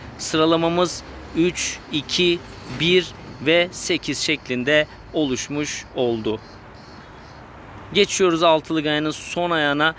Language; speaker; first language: Turkish; native; Turkish